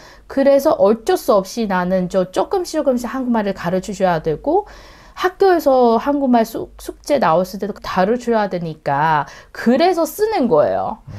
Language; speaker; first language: Korean; non-native, learner; Chinese